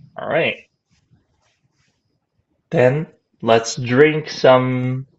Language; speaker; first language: English; non-native, fluent; Korean